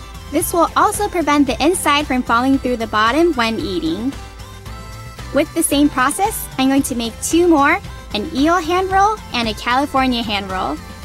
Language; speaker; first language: English; early bilingual, other home language; Japanese